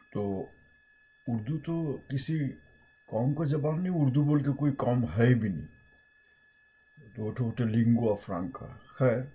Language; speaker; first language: Hindi; native; Hindi